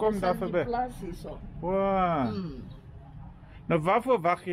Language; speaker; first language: Afrikaans; non-native, learner; English